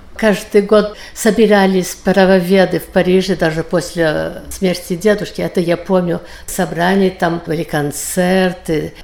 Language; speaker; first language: Russian; early bilingual, heritage; Russian